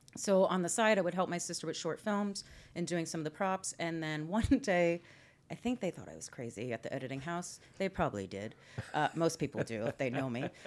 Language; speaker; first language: English; native; English